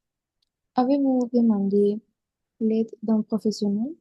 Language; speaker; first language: French; non-native, learner; Spanish